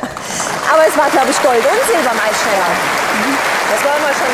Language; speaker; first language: German; native; German